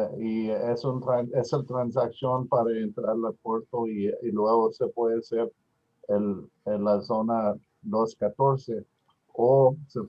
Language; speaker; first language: Spanish; non-native, learner; English